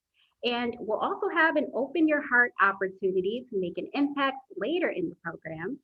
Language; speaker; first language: English; native; English